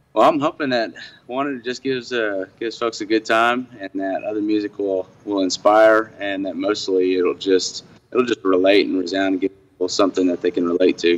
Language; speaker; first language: English; native; English